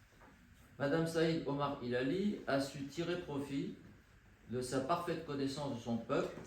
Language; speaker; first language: French; native; French